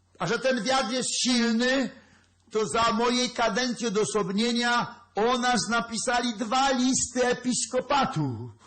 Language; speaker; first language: Polish; native; Polish